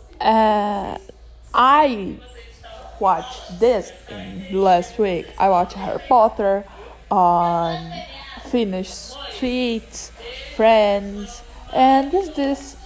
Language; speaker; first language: English; non-native, learner; Portuguese